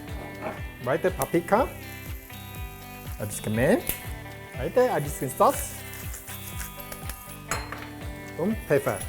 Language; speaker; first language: German; non-native, learner; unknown